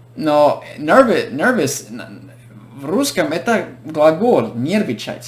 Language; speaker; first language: Russian; non-native, fluent; English